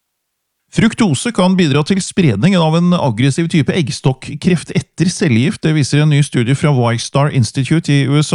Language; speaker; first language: Norwegian; native; Norwegian